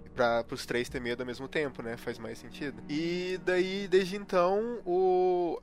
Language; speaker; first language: Portuguese; native; Portuguese